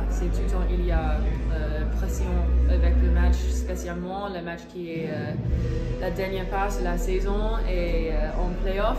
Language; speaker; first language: French; non-native, learner; English